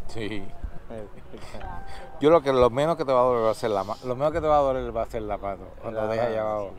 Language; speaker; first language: Spanish; native; Spanish